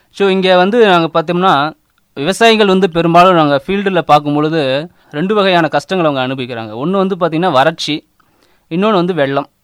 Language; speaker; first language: Tamil; native; Tamil